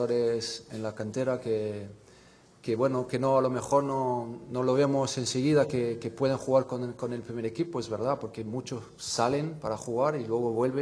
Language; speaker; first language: Spanish; non-native, fluent; French